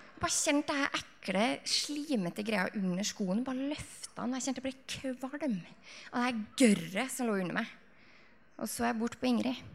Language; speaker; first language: Norwegian; native; Norwegian